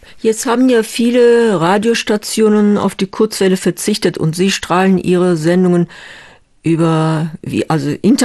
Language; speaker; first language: German; non-native, fluent; Turkish